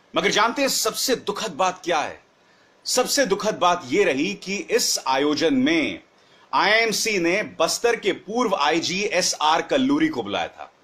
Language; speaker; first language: Hindi; native; Hindi